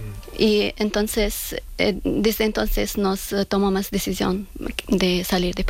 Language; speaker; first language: Spanish; non-native, fluent; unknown